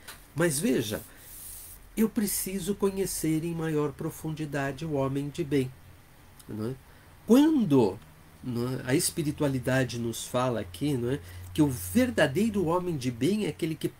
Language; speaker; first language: Portuguese; native; Portuguese